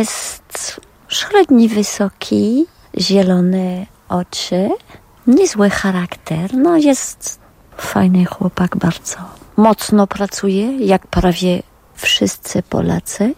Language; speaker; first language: Polish; non-native, learner; French